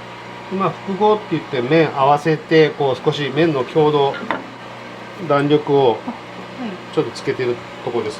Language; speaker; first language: Japanese; native; Japanese